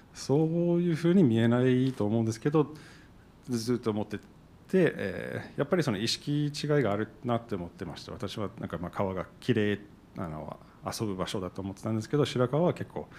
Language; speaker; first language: Japanese; non-native, fluent; English